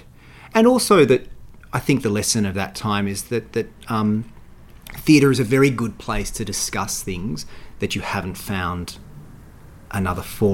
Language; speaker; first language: English; native; English